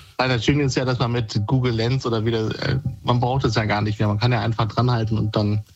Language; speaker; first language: German; native; German